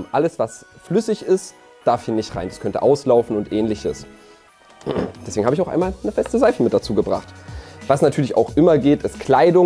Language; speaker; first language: German; native; German